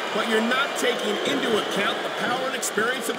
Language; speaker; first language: English; native; English